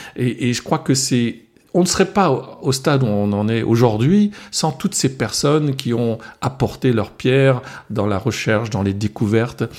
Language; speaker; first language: French; non-native, local second language; Swiss German